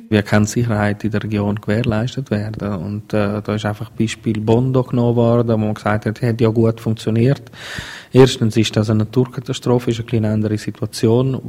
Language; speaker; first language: German; non-native, local second language; Italian